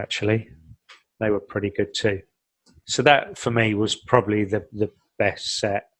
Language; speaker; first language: English; native; English